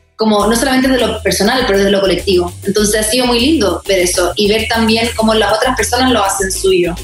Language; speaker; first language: Spanish; native; Spanish